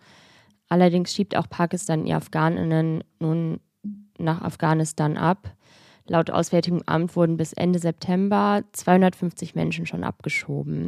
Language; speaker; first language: German; native; German